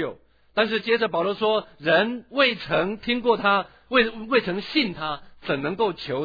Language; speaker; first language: Chinese; native; Chinese